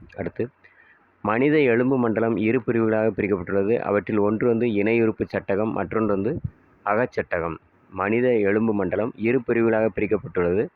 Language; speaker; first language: Tamil; native; Tamil